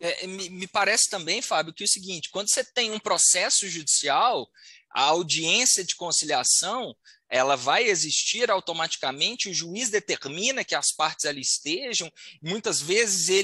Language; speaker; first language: Portuguese; native; Portuguese